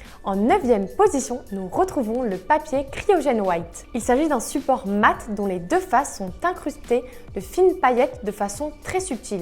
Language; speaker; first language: French; native; French